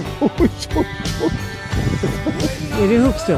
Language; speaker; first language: Swedish; native; Swedish